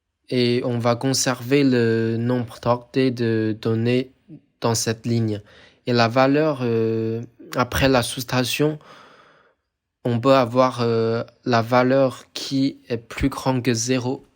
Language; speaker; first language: French; non-native, fluent; Chinese